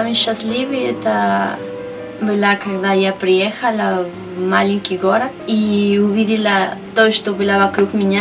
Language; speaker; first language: Russian; non-native, learner; Spanish